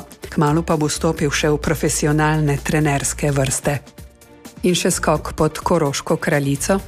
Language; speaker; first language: Slovenian; native; Slovenian